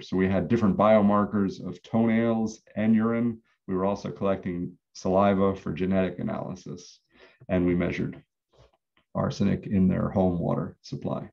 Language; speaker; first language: English; native; English